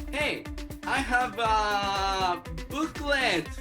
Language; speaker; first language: English; non-native, learner; Japanese